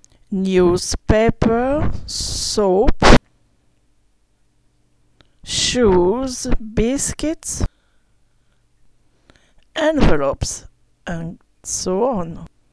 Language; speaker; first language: English; non-native, fluent; French